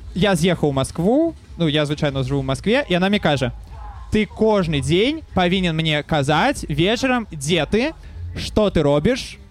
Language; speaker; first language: Belarusian; non-native, local second language; Russian